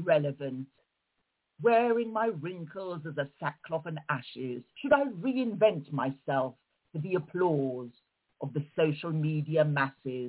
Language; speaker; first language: English; native; English